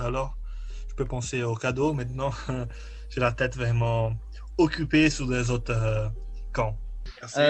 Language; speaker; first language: French; non-native, learner; Italian